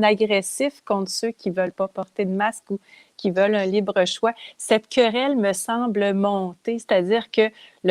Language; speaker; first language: French; native; French